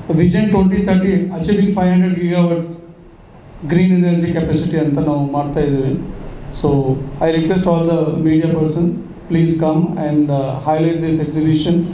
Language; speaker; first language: Kannada; non-native, local second language; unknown